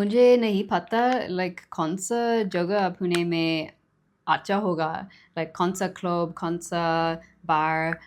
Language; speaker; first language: Hindi; non-native, learner; English